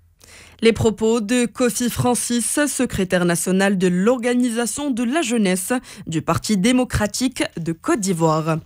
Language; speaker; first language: French; non-native, local second language; Arabic